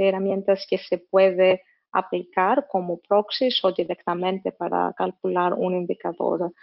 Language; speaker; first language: Spanish; non-native, fluent; English